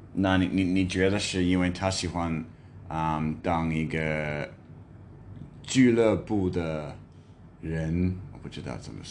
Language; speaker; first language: Chinese; non-native, fluent; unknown